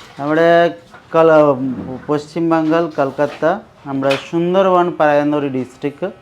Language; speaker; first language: Malayalam; non-native, local second language; Bangla